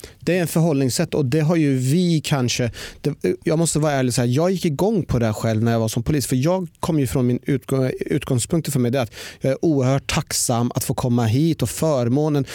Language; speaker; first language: Swedish; early bilingual, other home language; Persian